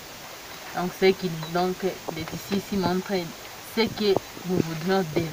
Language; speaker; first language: French; non-native, local second language; Swahili